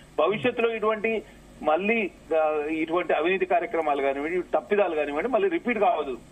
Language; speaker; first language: Telugu; native; Telugu